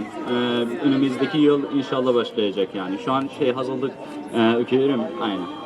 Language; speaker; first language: Turkish; non-native, learner; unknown